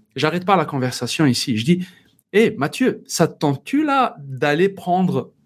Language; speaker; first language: French; non-native, local second language; Berber languages